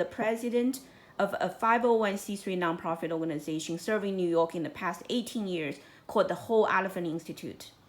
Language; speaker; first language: English; non-native, fluent; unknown